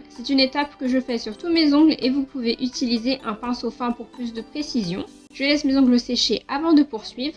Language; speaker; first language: French; native; French